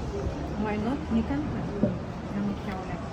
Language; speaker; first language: Chinese; non-native, learner; Russian